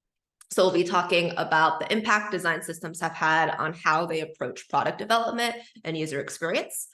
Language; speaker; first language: English; native; English